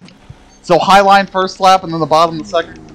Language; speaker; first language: English; native; English